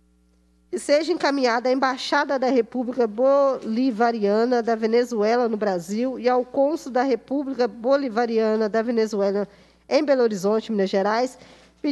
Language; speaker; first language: Portuguese; native; Portuguese